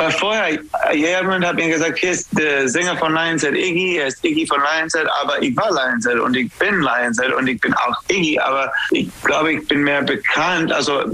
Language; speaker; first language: German; non-native, fluent; English